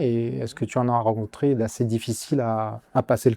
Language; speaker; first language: French; native; French